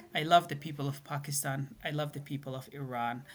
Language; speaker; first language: English; non-native, fluent; Persian